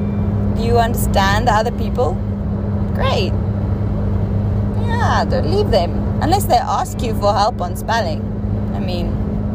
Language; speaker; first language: English; non-native, local second language; Afrikaans